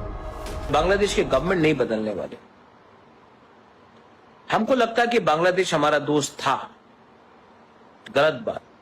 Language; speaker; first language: Hindi; non-native, local second language; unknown